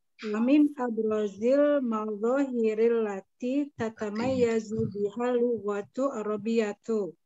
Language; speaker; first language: Arabic; non-native, learner; Indonesian